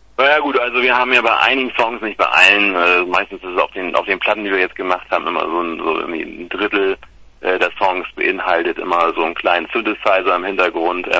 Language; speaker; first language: German; native; German